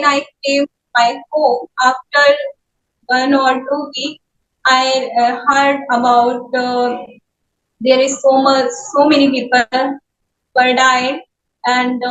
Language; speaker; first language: English; non-native, learner; Hindi